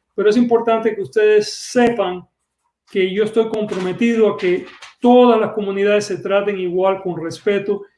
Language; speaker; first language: Spanish; early bilingual, other home language; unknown